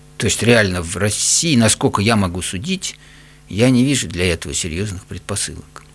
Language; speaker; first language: Russian; native; Russian